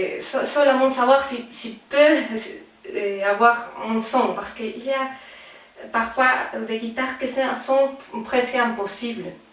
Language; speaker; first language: French; non-native, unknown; Spanish